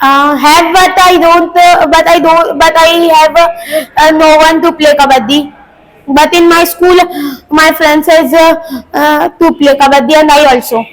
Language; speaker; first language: English; non-native, learner; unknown